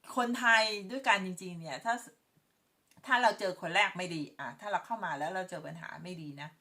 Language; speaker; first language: Thai; native; Thai